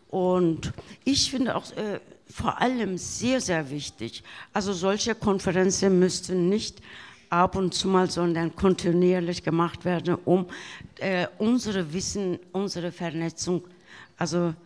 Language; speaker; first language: German; non-native, fluent; Turkish